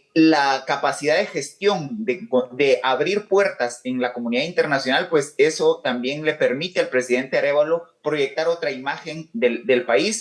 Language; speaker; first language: Spanish; native; Spanish